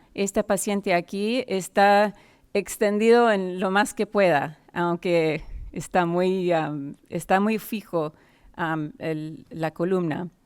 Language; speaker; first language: Spanish; non-native, fluent; English